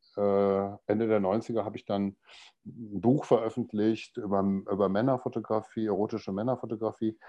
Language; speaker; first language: German; native; German